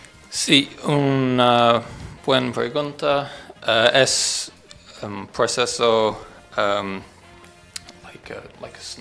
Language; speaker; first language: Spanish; non-native, learner; English